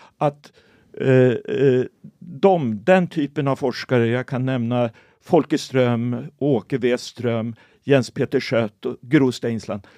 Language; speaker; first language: Swedish; native; Swedish